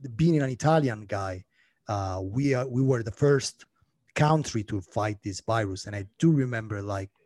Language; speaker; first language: English; non-native, fluent; Italian